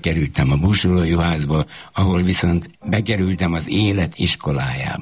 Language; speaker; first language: Hungarian; native; Hungarian